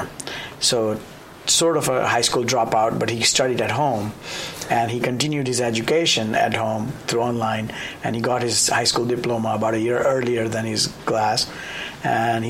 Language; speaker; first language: English; non-native, local second language; Gujarati